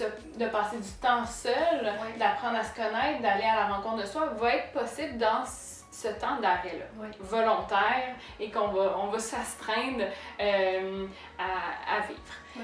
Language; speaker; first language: French; native; French